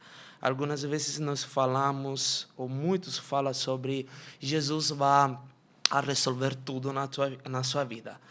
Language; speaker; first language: Portuguese; non-native, fluent; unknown